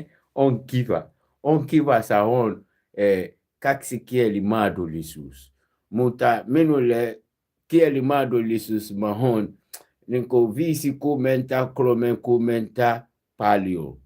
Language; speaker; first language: Finnish; non-native, learner; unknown